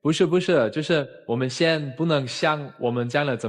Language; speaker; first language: Chinese; non-native, fluent; German